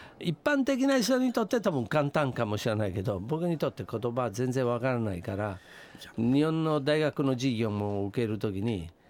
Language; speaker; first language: Japanese; non-native, fluent; Italian